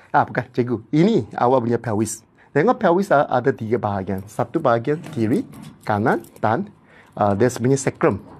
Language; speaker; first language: Malay; non-native, local second language; Cantonese